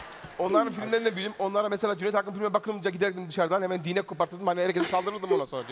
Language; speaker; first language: Turkish; early bilingual, heritage; Turkish